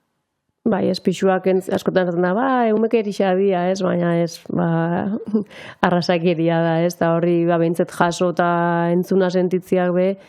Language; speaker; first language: Basque; native; Basque